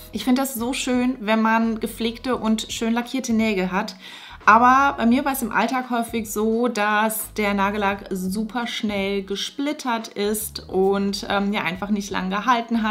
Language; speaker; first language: German; native; German